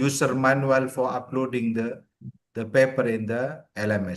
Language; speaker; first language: English; non-native, learner; Indonesian